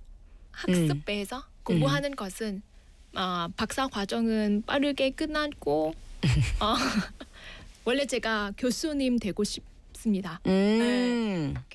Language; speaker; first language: Korean; non-native, fluent; Vietnamese